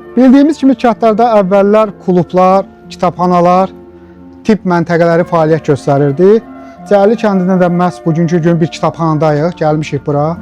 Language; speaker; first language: Azerbaijani; native; Azerbaijani